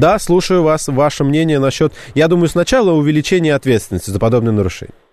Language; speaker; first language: Russian; native; Russian